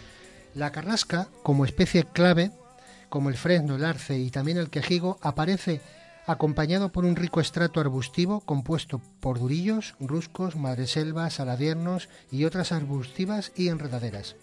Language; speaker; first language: Spanish; native; Spanish